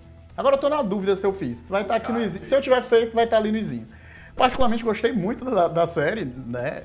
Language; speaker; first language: Portuguese; native; Portuguese